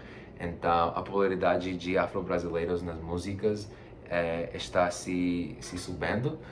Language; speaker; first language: Portuguese; non-native, fluent; Spanish